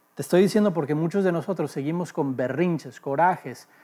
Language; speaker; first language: Spanish; early bilingual, heritage; Spanish